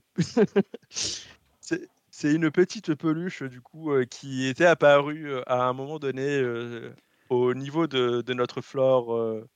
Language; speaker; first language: French; native; French